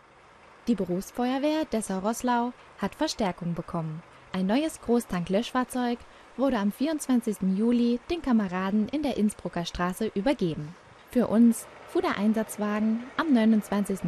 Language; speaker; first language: German; native; German